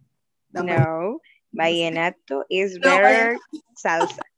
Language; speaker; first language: English; non-native, learner; Spanish